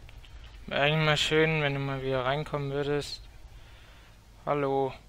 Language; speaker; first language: German; native; German